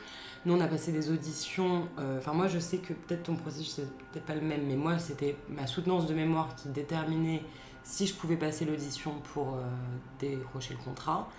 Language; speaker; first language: French; native; French